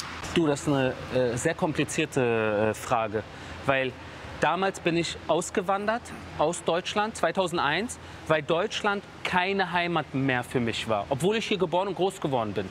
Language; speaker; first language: German; early bilingual, other home language; Persian